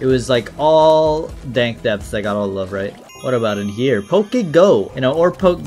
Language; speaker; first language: English; native; English